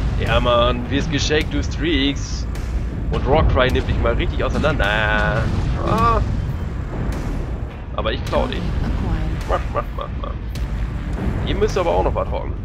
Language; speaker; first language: German; native; German